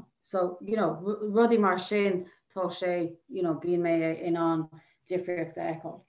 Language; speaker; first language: Irish; non-native, local second language; English